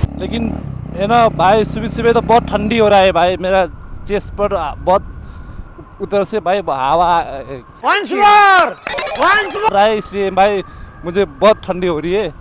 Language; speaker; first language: Hindi; non-native, learner; Nepali